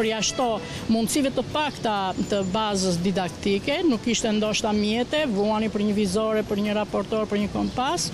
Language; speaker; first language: Albanian; native; Albanian